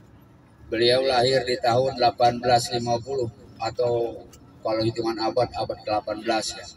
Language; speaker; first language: Indonesian; native; Indonesian